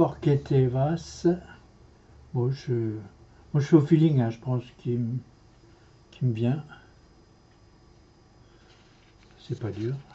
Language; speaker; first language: French; native; French